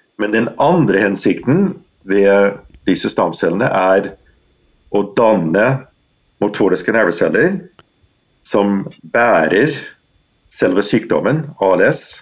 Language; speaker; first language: Norwegian; non-native, fluent; English